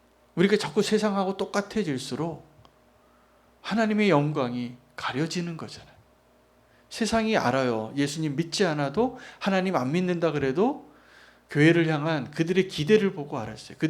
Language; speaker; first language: Korean; native; Korean